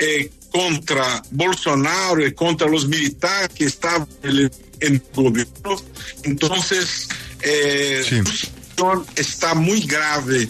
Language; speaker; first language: Spanish; non-native, fluent; Portuguese